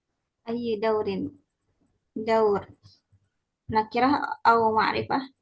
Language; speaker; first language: Arabic; non-native, learner; Indonesian